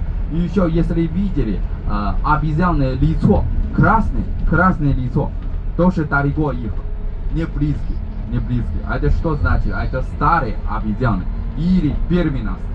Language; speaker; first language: Russian; non-native, learner; Chinese